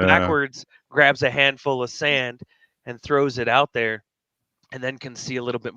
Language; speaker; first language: English; native; English